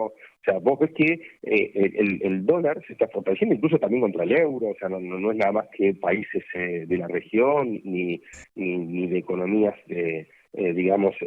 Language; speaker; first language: Spanish; native; Spanish